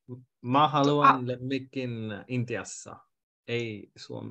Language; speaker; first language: Finnish; non-native, learner; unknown